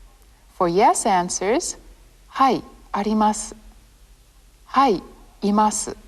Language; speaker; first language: Japanese; non-native, fluent; English